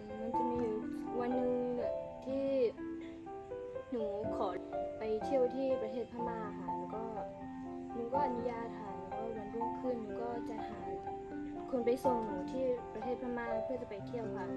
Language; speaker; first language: Thai; non-native, local second language; S'gaw Karen